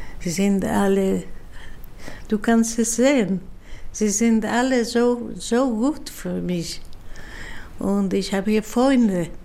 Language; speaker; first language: German; non-native, fluent; Dutch